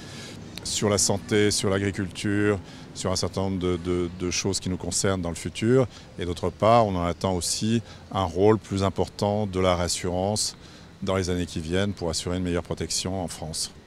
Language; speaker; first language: French; native; French